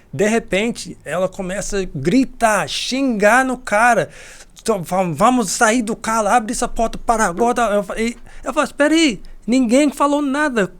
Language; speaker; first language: Portuguese; non-native, fluent; English